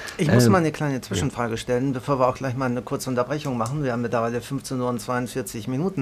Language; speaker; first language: German; native; German